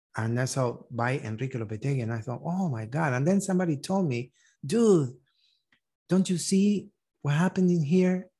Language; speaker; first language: English; non-native, fluent; Spanish